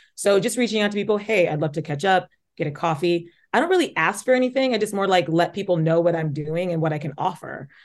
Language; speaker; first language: English; native; English